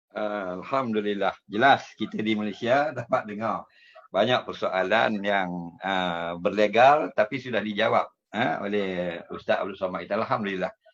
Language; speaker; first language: Malay; native; Malay